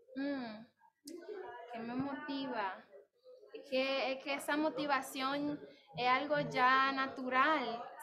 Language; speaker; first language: Spanish; native; Spanish